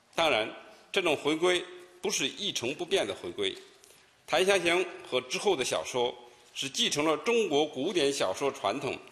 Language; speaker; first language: Chinese; native; Chinese